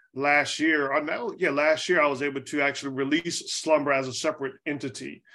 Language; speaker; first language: English; native; English